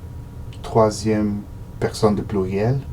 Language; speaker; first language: French; non-native, learner; Portuguese